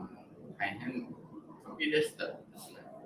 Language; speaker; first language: Japanese; non-native, learner; English